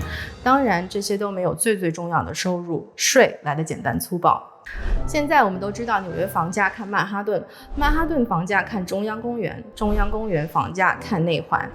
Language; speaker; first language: Chinese; native; Chinese